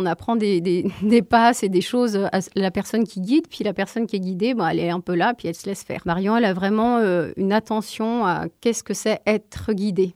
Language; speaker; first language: French; native; French